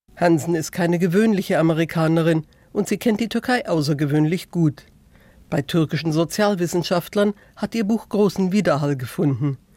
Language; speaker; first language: German; native; German